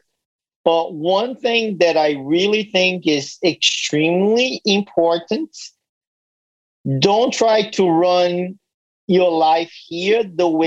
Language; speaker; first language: English; non-native, fluent; Portuguese